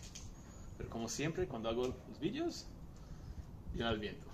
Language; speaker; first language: Spanish; non-native, fluent; English